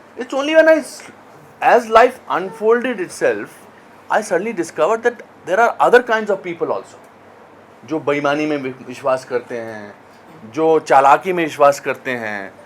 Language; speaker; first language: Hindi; native; Hindi